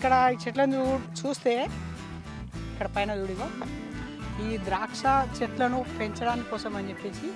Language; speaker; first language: Telugu; native; Telugu